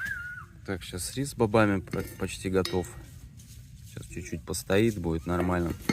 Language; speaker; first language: Russian; native; Russian